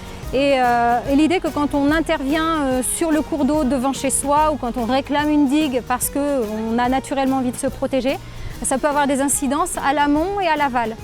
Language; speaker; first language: French; native; French